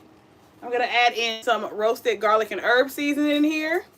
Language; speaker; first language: English; native; English